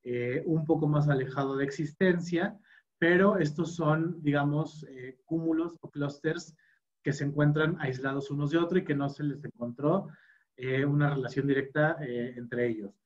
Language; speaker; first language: Spanish; native; Spanish